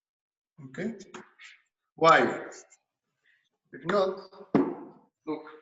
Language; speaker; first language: English; non-native, learner; Spanish